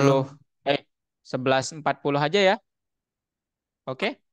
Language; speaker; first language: Indonesian; native; Indonesian